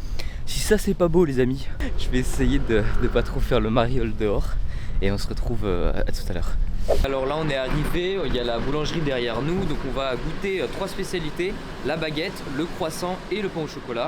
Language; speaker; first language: French; native; French